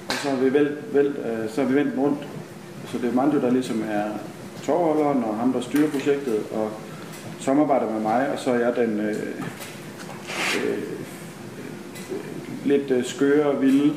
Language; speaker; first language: Danish; native; Danish